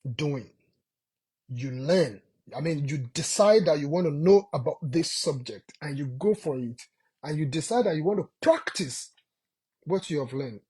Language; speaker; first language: English; non-native, local second language; Yoruba